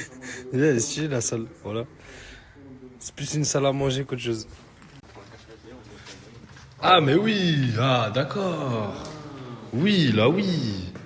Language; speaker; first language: French; native; French